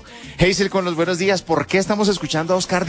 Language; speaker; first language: Spanish; native; Spanish